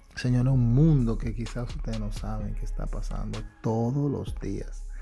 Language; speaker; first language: Spanish; early bilingual, heritage; Spanish